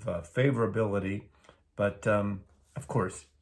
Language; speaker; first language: English; native; English